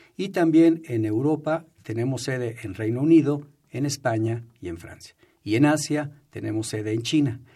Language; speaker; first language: Spanish; native; Spanish